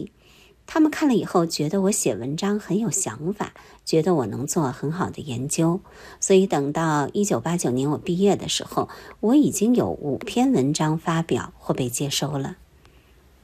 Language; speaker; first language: Chinese; native; Chinese